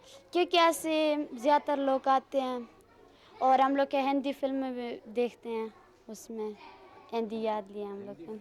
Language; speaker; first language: Hindi; non-native, learner; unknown